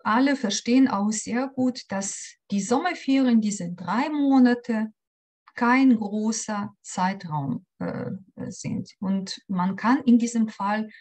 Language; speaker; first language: German; non-native, fluent; Ukrainian